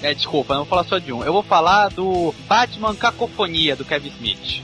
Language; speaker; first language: Portuguese; native; Portuguese